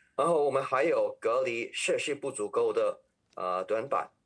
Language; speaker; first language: Chinese; non-native, local second language; Cantonese